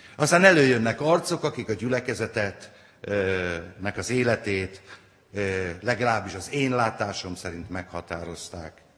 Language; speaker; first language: Hungarian; native; Hungarian